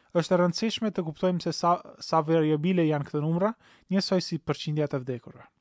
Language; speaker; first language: Albanian; native; Albanian